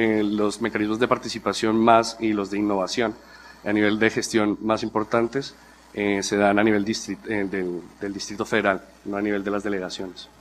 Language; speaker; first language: Spanish; native; Spanish